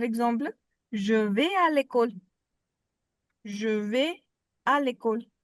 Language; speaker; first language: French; non-native, fluent; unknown